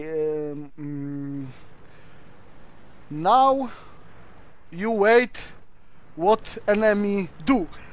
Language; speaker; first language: English; non-native, learner; Polish